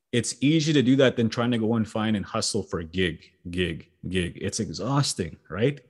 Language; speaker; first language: English; native; English